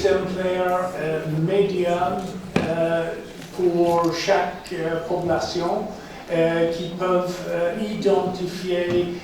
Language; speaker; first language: French; non-native, fluent; English